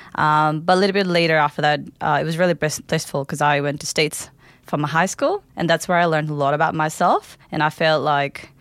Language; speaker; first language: English; non-native, local second language; Nepali